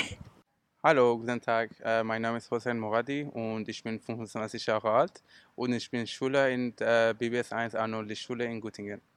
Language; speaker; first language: German; non-native, learner; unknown